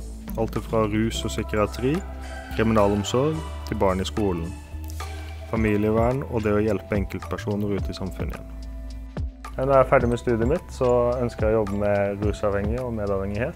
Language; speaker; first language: Norwegian; native; Norwegian